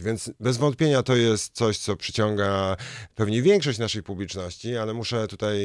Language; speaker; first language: Polish; native; Polish